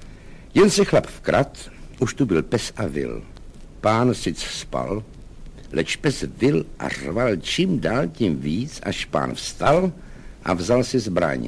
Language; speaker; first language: Czech; native; Czech